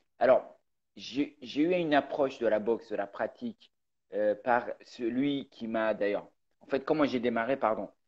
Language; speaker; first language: French; early bilingual, other home language; Persian